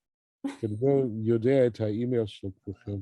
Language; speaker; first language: Hebrew; non-native, fluent; English